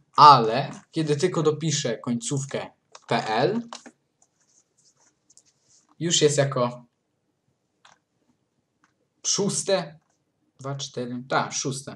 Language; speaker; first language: Polish; native; Polish